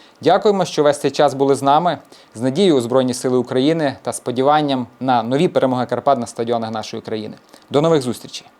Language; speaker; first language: Ukrainian; native; Ukrainian